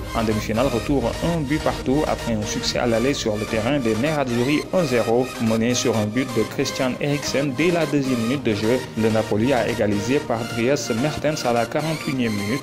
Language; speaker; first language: French; non-native, local second language; Wolof